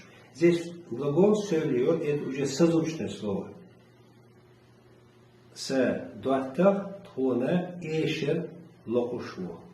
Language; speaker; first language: Russian; non-native, local second language; Chechen